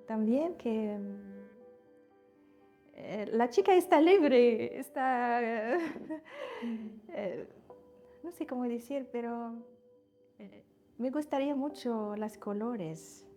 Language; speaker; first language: Spanish; non-native, learner; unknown